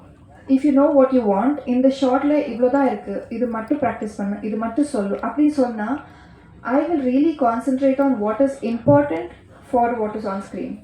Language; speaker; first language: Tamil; non-native, learner; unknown